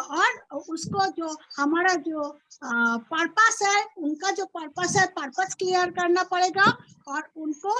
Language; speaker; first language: Hindi; non-native, local second language; Bangla